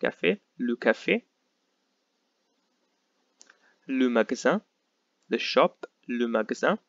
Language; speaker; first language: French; non-native, fluent; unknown